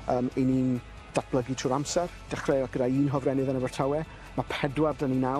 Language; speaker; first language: Welsh; native; Welsh